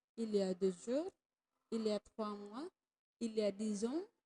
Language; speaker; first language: French; non-native, fluent; Indonesian